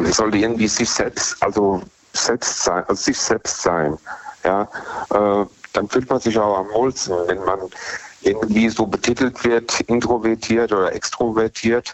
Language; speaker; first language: German; native; German